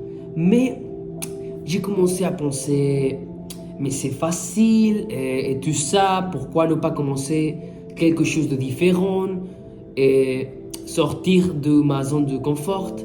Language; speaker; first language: French; non-native, fluent; Spanish